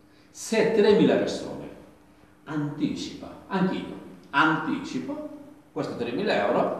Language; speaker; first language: Italian; non-native, learner; Bangla